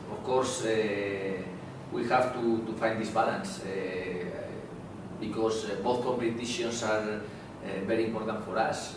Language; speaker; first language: English; non-native, learner; Spanish